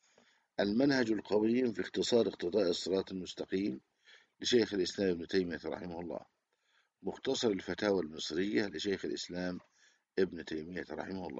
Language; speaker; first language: Arabic; native; Arabic